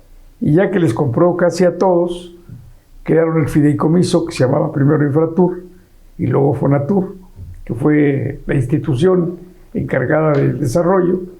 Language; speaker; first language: Spanish; native; Spanish